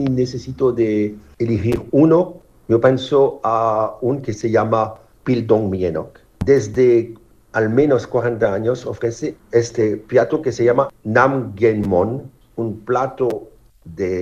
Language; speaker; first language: Spanish; non-native, fluent; French